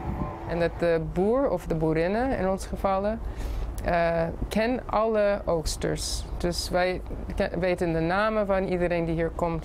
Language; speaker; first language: Dutch; non-native, fluent; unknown